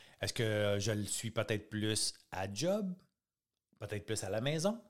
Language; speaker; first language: French; native; French